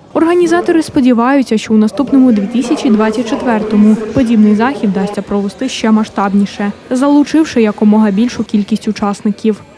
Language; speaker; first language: Ukrainian; native; Ukrainian